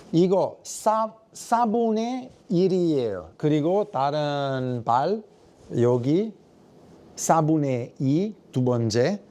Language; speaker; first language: Korean; non-native, fluent; Italian